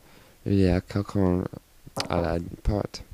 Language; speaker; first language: French; non-native, learner; English